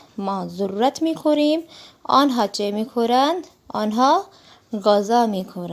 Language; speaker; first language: Persian; non-native, fluent; Urdu